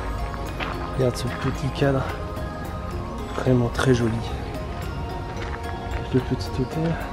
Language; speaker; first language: French; native; French